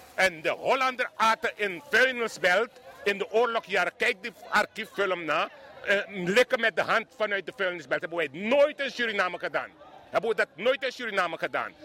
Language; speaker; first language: Dutch; non-native, local second language; Sranan Tongo